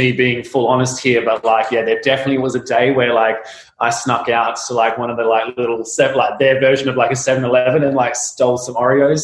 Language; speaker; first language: English; native; English